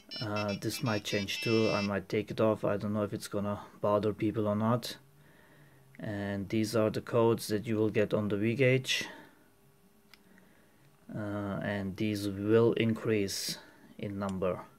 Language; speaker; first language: English; non-native, fluent; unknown